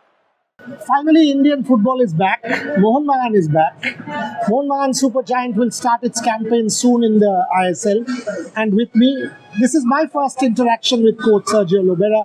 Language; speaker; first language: English; non-native, local second language; Bangla